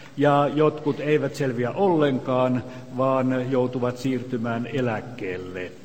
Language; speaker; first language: Finnish; native; Finnish